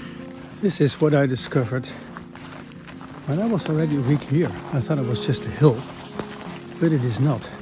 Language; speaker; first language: English; non-native, fluent; Dutch